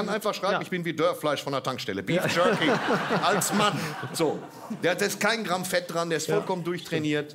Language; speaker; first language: German; native; German